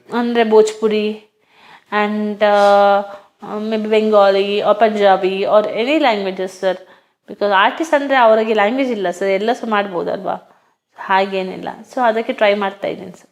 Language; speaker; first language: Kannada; non-native, local second language; Hindi